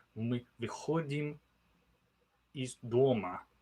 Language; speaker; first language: Russian; non-native, learner; English